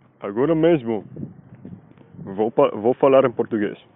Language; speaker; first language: Portuguese; non-native, learner; Spanish